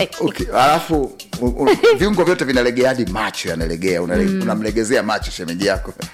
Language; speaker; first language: Swahili; native; Swahili